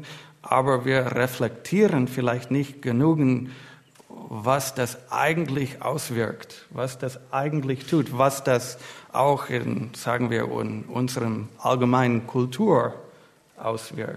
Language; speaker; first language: German; non-native, fluent; English